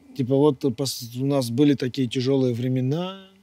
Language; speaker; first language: Russian; native; Russian